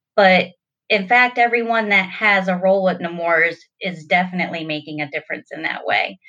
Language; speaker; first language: English; native; English